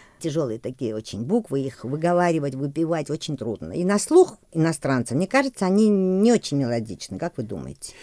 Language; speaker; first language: Russian; non-native, local second language; Georgian